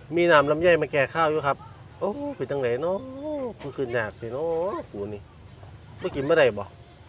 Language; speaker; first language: Thai; native; Thai